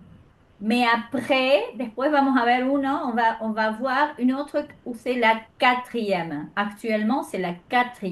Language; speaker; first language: French; non-native, fluent; Spanish